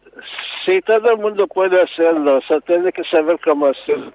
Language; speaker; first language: Spanish; non-native, learner; Hebrew